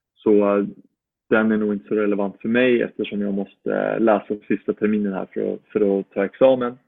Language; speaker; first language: Swedish; native; Swedish